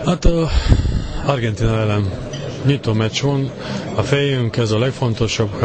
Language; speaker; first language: Hungarian; non-native, learner; Serbian